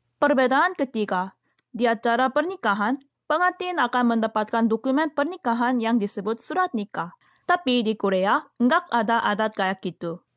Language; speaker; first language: Indonesian; non-native, fluent; Korean